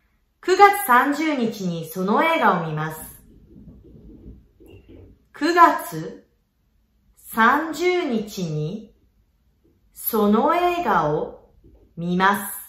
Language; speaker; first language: Japanese; non-native, fluent; French